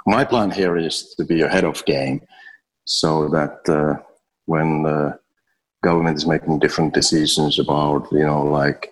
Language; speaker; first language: English; non-native, fluent; Finnish